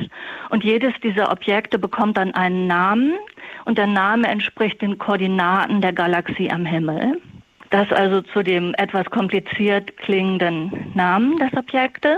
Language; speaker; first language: German; native; German